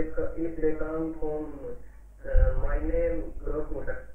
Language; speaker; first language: German; non-native, learner; Hindi